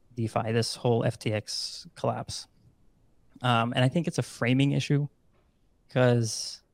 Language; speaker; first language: English; non-native, fluent; Dutch